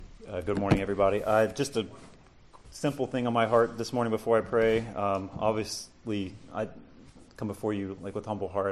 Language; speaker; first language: English; native; English